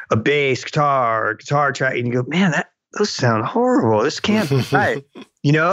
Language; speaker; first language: English; native; English